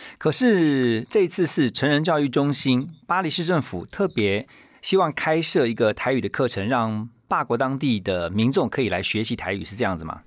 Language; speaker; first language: Chinese; native; Chinese